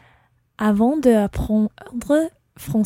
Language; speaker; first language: French; non-native, learner; English